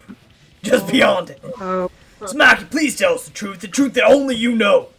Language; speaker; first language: English; native; English